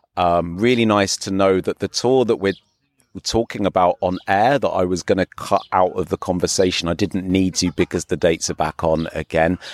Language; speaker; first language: English; native; English